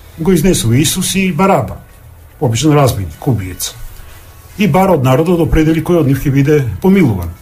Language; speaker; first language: Macedonian; native; Macedonian